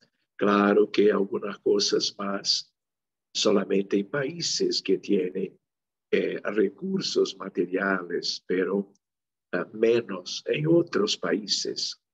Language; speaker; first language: Spanish; non-native, local second language; Portuguese